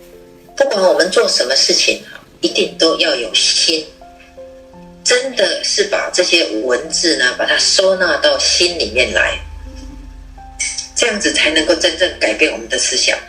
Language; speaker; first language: Chinese; native; Chinese